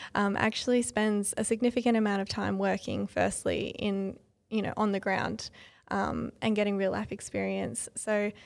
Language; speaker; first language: English; native; English